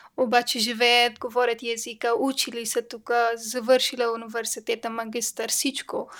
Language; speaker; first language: Bulgarian; non-native, learner; Persian